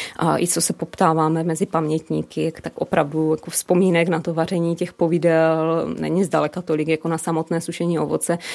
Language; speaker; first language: Czech; native; Czech